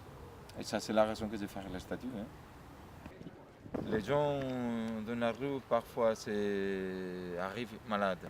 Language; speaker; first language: French; non-native, learner; Spanish